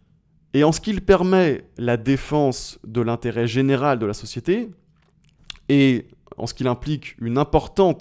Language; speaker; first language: French; native; French